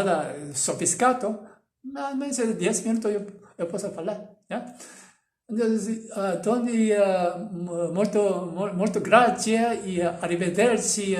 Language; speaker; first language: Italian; non-native, learner; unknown